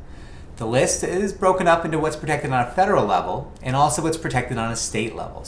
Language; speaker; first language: English; native; English